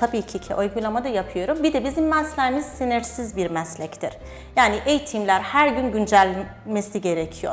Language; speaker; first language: Turkish; non-native, fluent; Persian